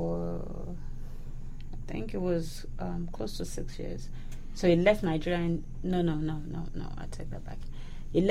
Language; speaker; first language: English; non-native, local second language; Yoruba